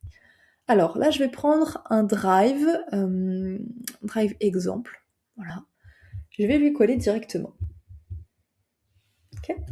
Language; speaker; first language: French; native; French